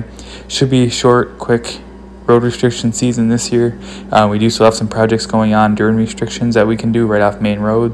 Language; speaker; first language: English; native; English